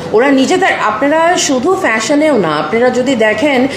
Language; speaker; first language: Bangla; native; Bangla